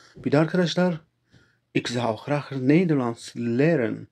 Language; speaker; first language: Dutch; non-native, learner; Turkish